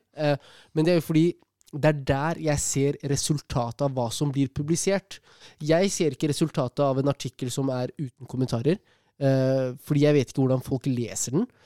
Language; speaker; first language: Norwegian; early bilingual, other home language; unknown